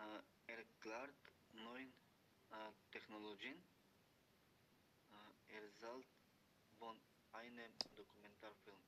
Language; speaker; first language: German; non-native, learner; Macedonian